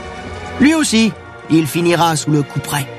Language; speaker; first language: French; native; French